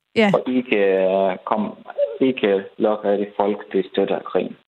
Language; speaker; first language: Danish; non-native, fluent; Ukrainian